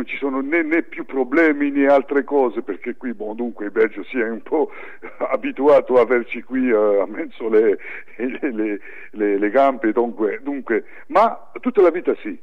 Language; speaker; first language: Italian; early bilingual, heritage; French